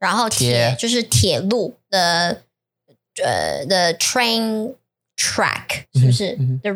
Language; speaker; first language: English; non-native, fluent; Chinese